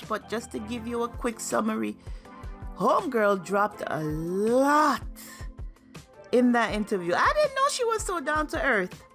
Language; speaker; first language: English; native; English